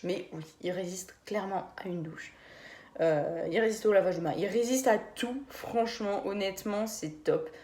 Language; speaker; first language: French; native; French